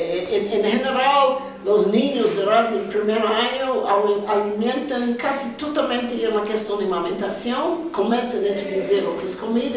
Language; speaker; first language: Spanish; non-native, fluent; Portuguese